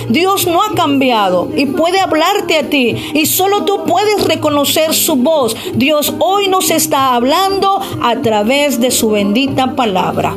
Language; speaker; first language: Spanish; native; Spanish